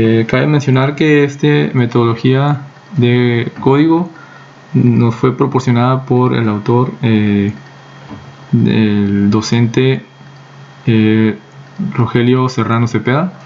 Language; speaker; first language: Spanish; native; Spanish